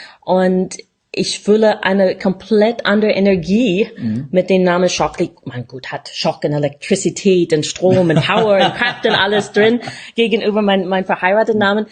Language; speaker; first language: German; non-native, fluent; English